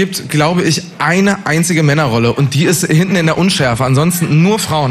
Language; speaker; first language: German; native; German